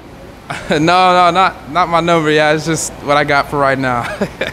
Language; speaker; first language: English; native; English